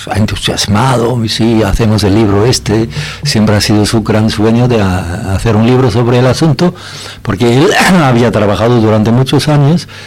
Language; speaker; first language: Spanish; non-native, fluent; German